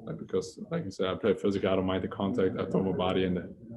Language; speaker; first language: English; non-native, fluent; German